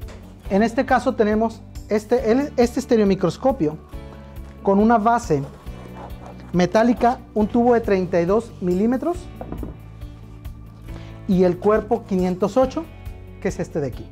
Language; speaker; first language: Spanish; native; Spanish